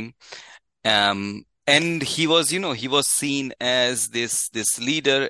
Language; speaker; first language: English; non-native, local second language; Gujarati